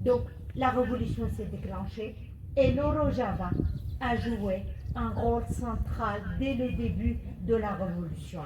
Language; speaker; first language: French; non-native, fluent; Arabic